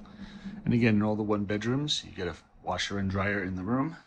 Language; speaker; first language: English; native; English